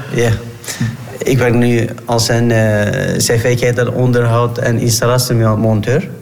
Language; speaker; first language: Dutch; non-native, learner; Turkish